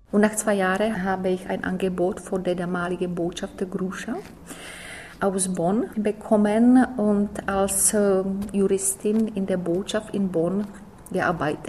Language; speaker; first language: German; non-native, fluent; Czech